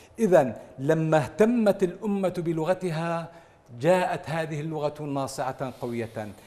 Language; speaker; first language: Arabic; native; Arabic